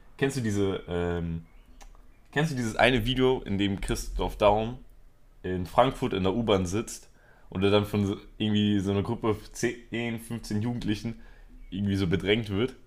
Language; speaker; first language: German; early bilingual, other home language; Spanish